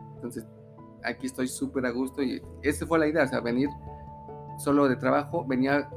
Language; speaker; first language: Spanish; native; Spanish